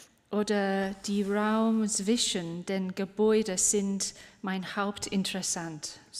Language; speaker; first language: German; non-native, learner; English